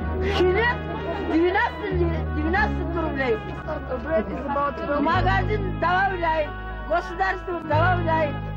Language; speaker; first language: Russian; non-native, local second language; Kyrgyz